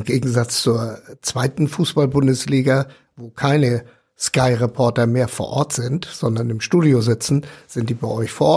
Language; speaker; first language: German; native; German